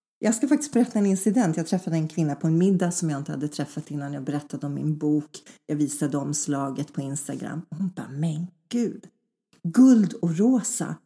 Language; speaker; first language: Swedish; early bilingual, other home language; Polish